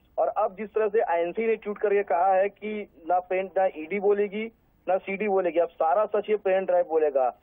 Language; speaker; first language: Hindi; native; Hindi